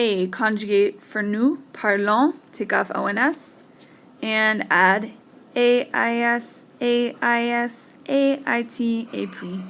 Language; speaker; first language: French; non-native, fluent; English